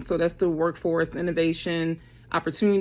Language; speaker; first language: English; native; English